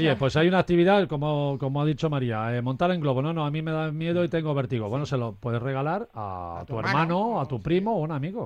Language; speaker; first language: Spanish; native; Spanish